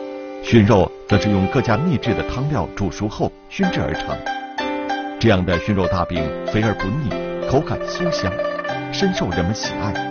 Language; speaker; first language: Chinese; native; Chinese